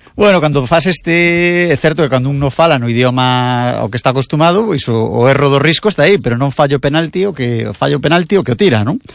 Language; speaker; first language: Galician; native; Galician